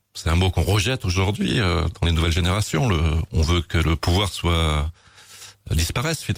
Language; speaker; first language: French; native; French